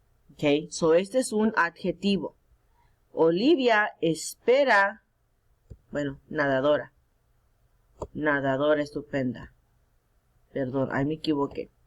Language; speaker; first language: Spanish; early bilingual, heritage; Spanish